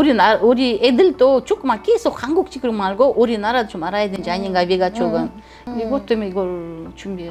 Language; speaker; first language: Korean; non-native, learner; Russian